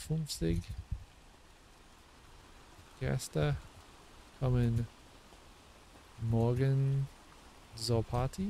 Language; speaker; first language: German; non-native, learner; English